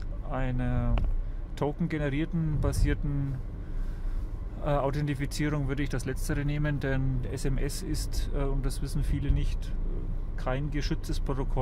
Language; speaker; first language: German; native; German